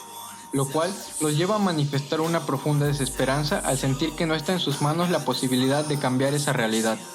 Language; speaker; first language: Spanish; native; Spanish